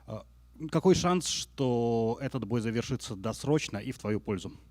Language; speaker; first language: Russian; native; Russian